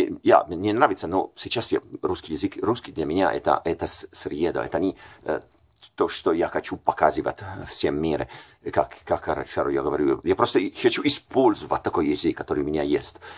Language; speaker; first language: Russian; non-native, fluent; Italian